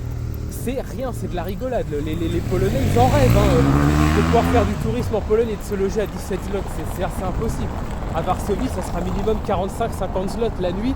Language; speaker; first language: French; native; French